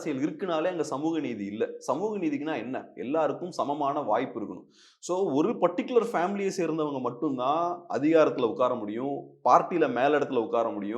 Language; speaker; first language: Tamil; native; Tamil